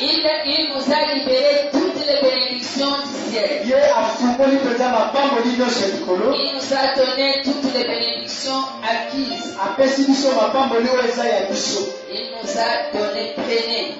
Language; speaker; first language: French; non-native, local second language; Lingala